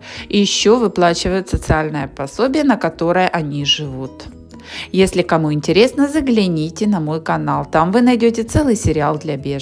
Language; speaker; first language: Russian; native; Russian